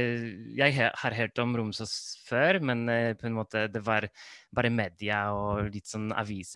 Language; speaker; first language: Norwegian; non-native, fluent; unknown